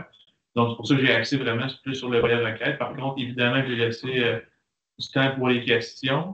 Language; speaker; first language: French; native; French